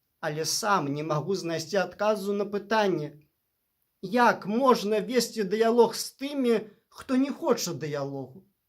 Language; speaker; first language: Belarusian; native; Belarusian